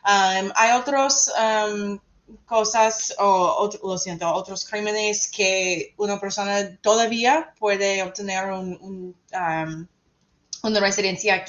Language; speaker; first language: Spanish; non-native, fluent; English